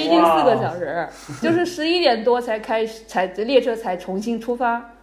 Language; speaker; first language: Chinese; native; Chinese